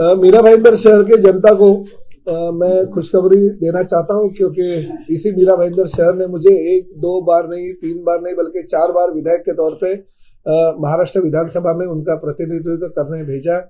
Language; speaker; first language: Hindi; non-native, local second language; Marathi